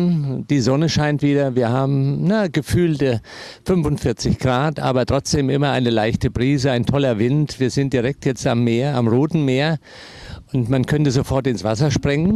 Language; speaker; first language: German; native; German